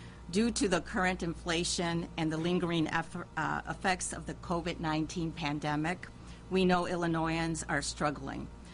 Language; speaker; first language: English; early bilingual, other home language; Spanish